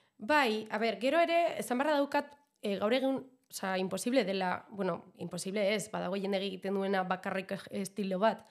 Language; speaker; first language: Basque; non-native, local second language; Spanish